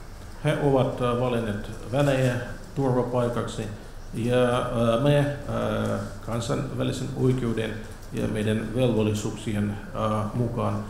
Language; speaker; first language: Finnish; non-native, fluent; Russian